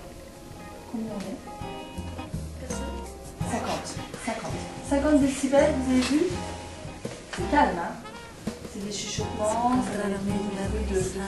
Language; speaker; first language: French; native; French